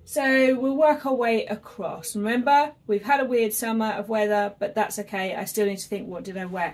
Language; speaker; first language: English; native; English